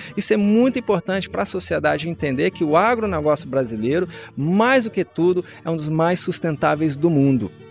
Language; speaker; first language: Portuguese; native; Portuguese